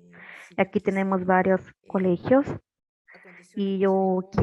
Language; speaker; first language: Spanish; non-native, learner; Portuguese